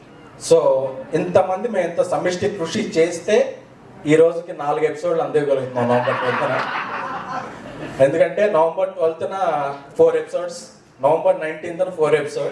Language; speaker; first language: Telugu; native; Telugu